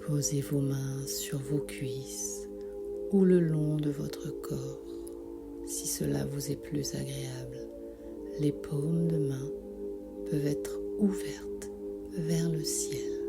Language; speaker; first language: French; native; French